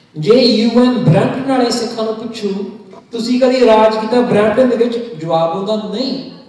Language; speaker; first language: Punjabi; early bilingual, heritage; Punjabi